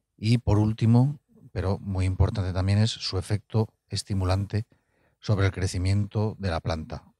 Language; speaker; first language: Spanish; native; Spanish